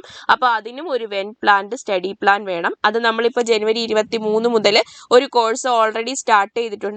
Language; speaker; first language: Malayalam; native; Malayalam